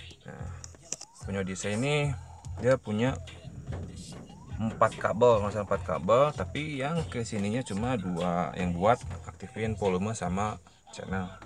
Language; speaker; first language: Indonesian; native; Indonesian